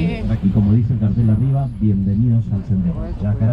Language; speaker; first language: Spanish; native; Spanish